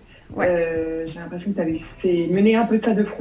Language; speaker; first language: French; native; French